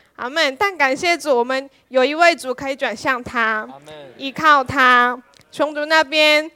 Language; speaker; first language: Chinese; non-native, fluent; Korean